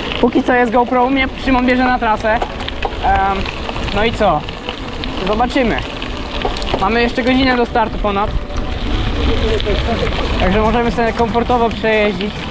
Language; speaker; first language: Polish; native; Polish